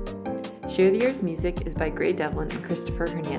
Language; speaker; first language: English; native; English